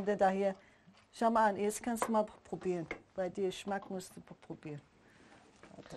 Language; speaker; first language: German; non-native, learner; Persian